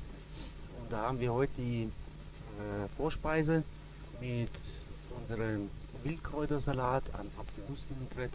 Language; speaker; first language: German; native; German